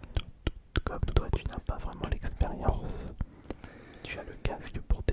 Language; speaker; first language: French; native; French